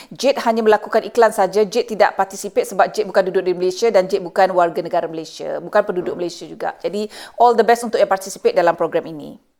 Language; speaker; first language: Malay; native; Malay